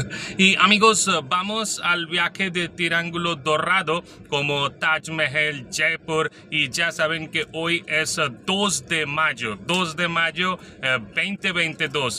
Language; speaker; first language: Spanish; non-native, learner; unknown